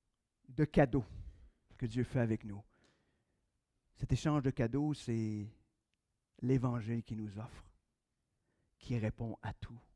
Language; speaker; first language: French; native; French